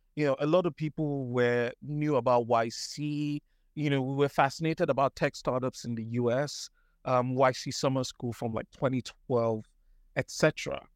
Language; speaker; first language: English; non-native, local second language; Yoruba